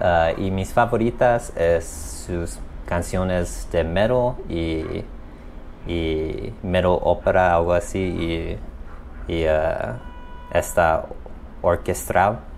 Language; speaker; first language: Spanish; non-native, learner; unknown